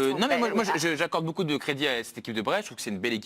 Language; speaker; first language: French; native; French